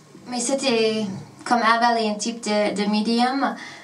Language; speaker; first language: French; non-native, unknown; English